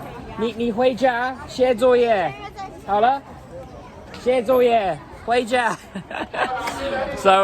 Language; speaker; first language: Chinese; non-native, learner; English